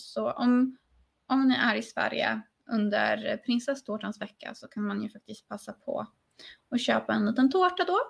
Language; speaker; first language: Swedish; non-native, fluent; Polish